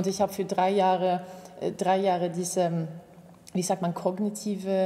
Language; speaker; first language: German; non-native, fluent; Swedish